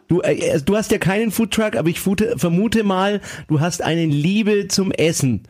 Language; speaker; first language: German; native; German